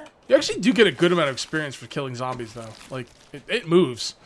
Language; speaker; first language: English; native; English